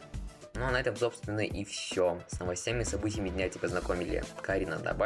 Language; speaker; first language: Russian; native; Russian